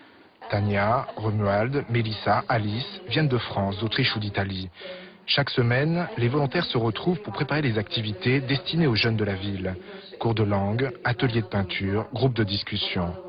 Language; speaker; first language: French; native; French